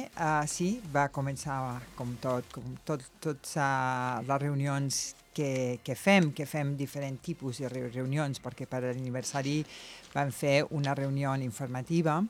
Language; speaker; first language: Catalan; non-native, local second language; Spanish